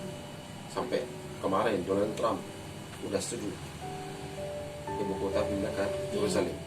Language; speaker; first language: Indonesian; non-native, fluent; Arabic